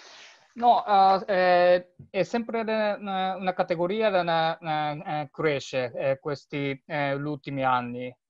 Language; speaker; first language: Italian; non-native, learner; Japanese